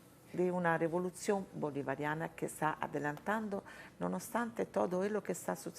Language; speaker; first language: Spanish; non-native, fluent; Italian